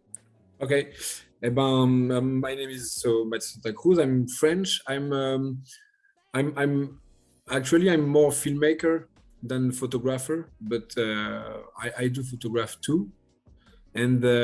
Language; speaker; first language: English; non-native, learner; French